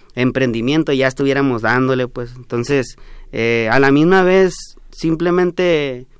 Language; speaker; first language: Spanish; non-native, local second language; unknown